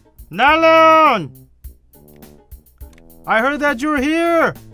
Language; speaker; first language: English; non-native, fluent; Korean